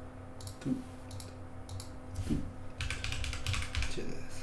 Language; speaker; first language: Spanish; non-native, learner; French